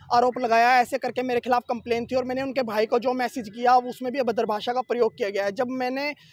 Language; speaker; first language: Hindi; native; Hindi